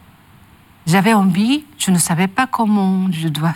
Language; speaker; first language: French; non-native, learner; Japanese